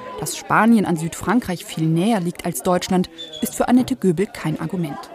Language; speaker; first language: German; native; German